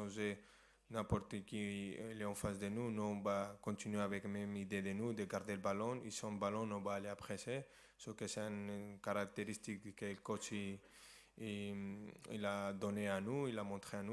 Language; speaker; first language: French; non-native, fluent; Spanish